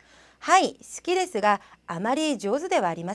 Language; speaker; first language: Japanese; non-native, fluent; Korean